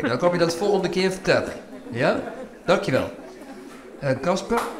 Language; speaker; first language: Dutch; native; Dutch